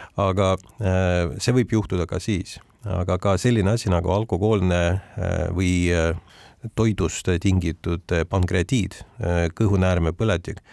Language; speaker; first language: Estonian; non-native, local second language; Russian